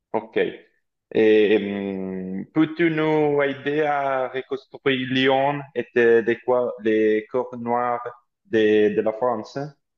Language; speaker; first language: French; non-native, learner; Italian